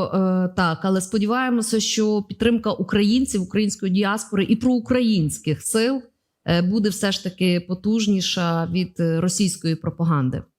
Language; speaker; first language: Ukrainian; native; Ukrainian